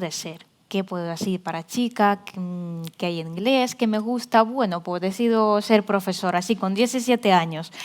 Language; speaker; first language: Spanish; non-native, fluent; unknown